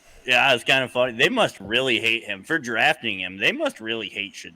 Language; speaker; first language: English; native; English